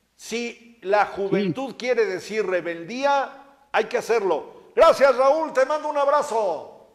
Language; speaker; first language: Spanish; native; Spanish